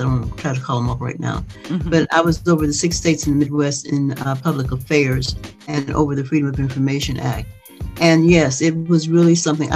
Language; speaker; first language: English; native; English